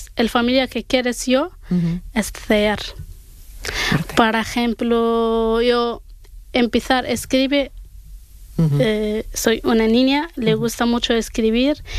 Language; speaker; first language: Spanish; non-native, learner; Arabic